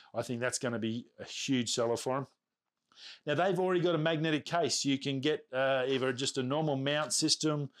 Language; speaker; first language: English; native; English